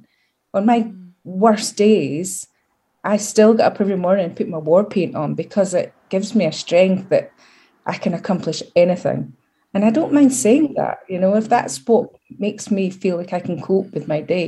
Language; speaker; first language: English; native; English